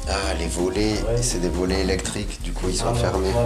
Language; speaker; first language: French; native; French